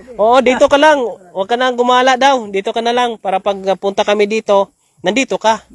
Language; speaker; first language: Filipino; non-native, local second language; Hiligaynon